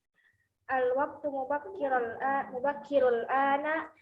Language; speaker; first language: Arabic; non-native, learner; Indonesian